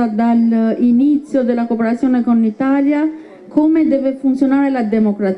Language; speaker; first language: Italian; non-native, fluent; Albanian